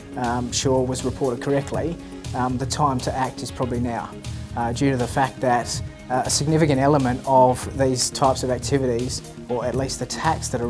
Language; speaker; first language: English; native; English